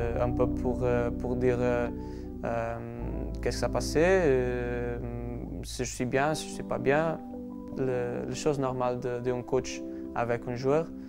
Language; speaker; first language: French; non-native, learner; Portuguese